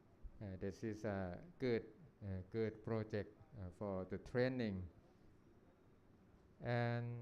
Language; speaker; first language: English; non-native, learner; Thai